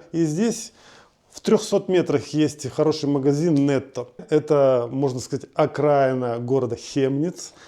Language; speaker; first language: Russian; native; Russian